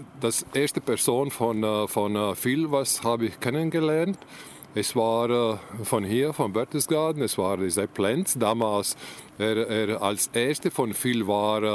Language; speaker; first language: German; non-native, learner; Latvian